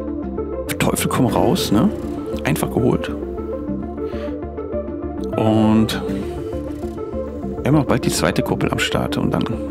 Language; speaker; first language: German; native; German